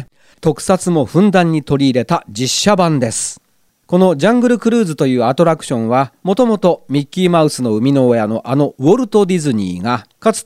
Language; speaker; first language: Japanese; native; Japanese